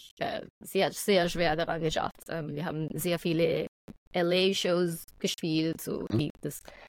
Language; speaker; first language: German; non-native, fluent; English